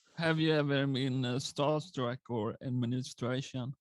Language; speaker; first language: English; non-native, learner; Swedish